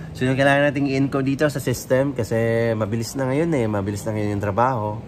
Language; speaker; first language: Filipino; non-native, local second language; Cebuano